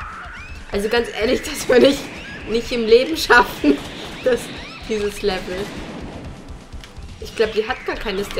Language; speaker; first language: German; native; German